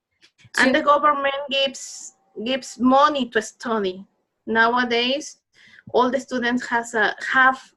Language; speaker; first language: English; non-native, learner; Spanish